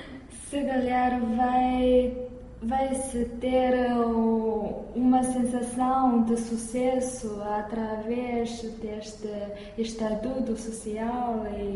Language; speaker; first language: Portuguese; non-native, fluent; Chinese